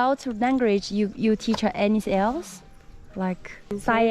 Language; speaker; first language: English; non-native, learner; Chinese